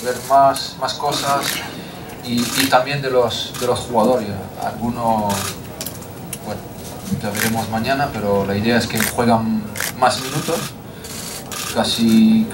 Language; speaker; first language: Spanish; non-native, fluent; French